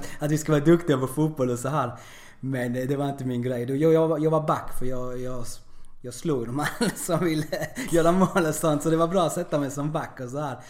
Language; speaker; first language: Swedish; early bilingual, other home language; Spanish